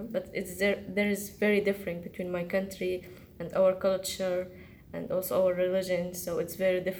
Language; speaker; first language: English; non-native, learner; Arabic